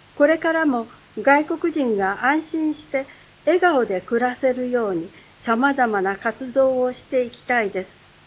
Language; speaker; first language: Japanese; native; Japanese